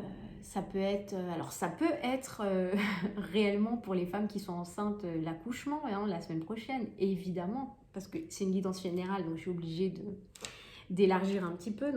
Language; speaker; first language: French; native; French